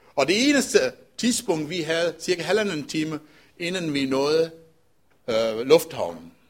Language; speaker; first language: Danish; non-native, fluent; Tamil